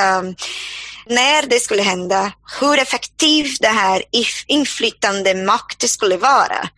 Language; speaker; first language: Swedish; non-native, fluent; Portuguese